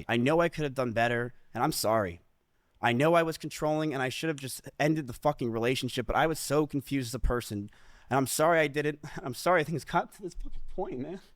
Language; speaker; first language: English; native; English